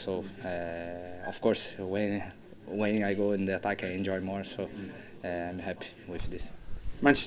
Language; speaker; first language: English; non-native, learner; Portuguese